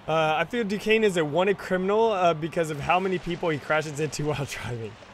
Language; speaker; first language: English; native; English